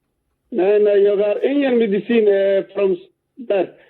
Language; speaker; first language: Swedish; non-native, learner; Somali